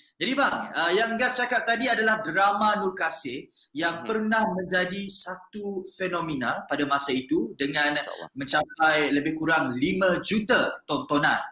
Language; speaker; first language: Malay; native; Malay